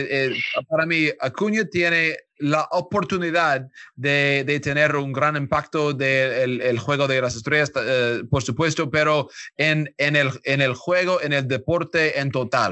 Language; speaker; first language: Spanish; non-native, learner; English